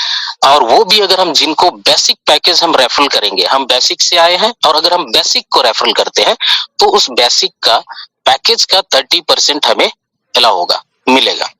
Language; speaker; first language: Hindi; native; Hindi